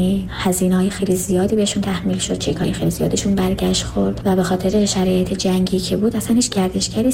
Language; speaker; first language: Persian; non-native, local second language; Kurdish